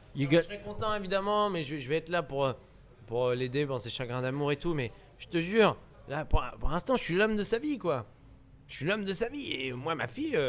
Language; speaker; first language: French; native; French